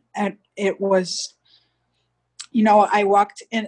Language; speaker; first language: English; early bilingual, other home language; Hebrew